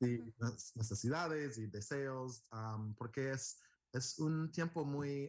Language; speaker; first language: Spanish; non-native, learner; English